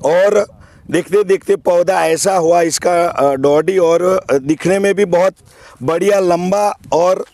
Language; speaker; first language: Hindi; non-native, local second language; Gujarati